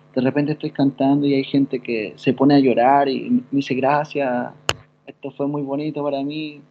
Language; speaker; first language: Spanish; native; Spanish